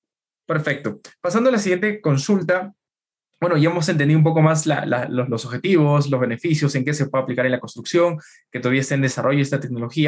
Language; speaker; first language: Spanish; native; Spanish